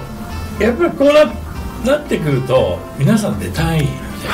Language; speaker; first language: Japanese; native; Japanese